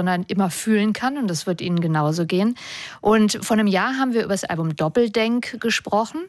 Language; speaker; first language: German; native; German